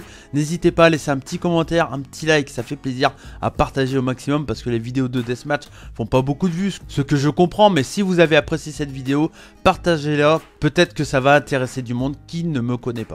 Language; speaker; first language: French; native; French